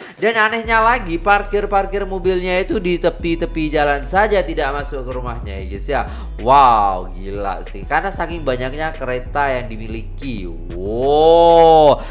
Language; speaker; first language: Indonesian; native; Indonesian